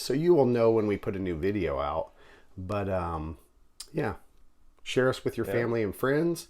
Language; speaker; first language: English; native; English